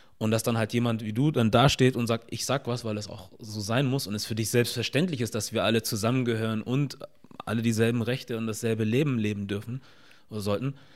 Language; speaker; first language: German; native; German